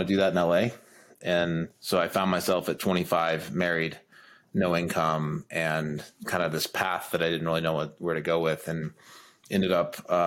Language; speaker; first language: English; native; English